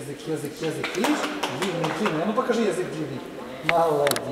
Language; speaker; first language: Russian; native; Russian